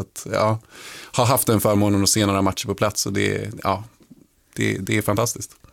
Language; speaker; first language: Swedish; early bilingual, other home language; Lingala